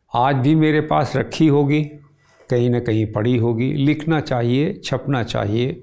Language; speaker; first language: Urdu; native; Urdu